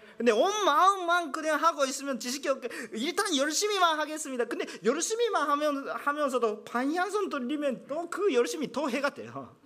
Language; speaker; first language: Korean; non-native, fluent; Japanese